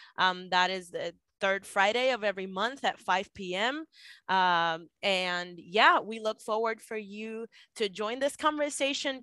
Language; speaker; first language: English; non-native, fluent; Spanish